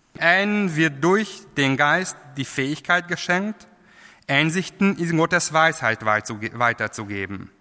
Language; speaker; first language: German; non-native, fluent; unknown